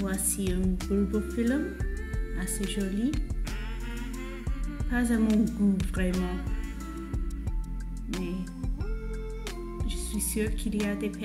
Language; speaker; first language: French; non-native, fluent; English